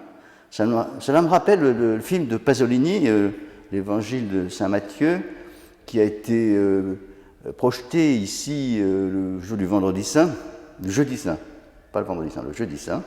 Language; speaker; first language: French; native; French